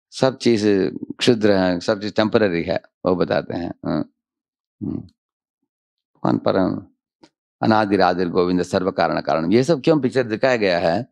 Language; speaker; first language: Hindi; non-native, local second language; Telugu